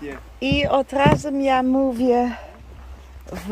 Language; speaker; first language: Polish; non-native, learner; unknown